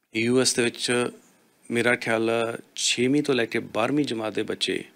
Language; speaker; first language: Punjabi; native; Punjabi